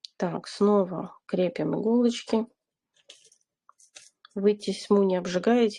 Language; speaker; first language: Russian; native; Russian